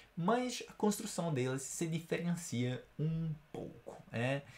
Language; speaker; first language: Portuguese; non-native, fluent; Italian